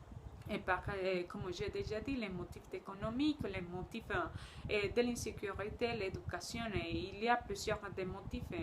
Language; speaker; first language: French; non-native, learner; Spanish